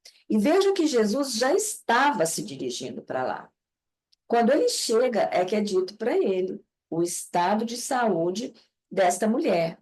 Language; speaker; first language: Portuguese; native; Portuguese